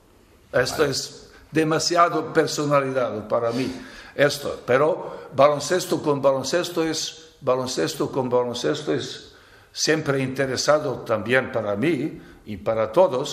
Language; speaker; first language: Spanish; non-native, fluent; Serbian